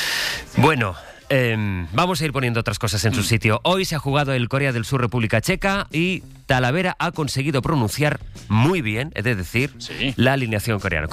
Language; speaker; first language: Spanish; native; Spanish